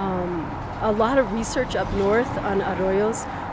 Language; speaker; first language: English; native; English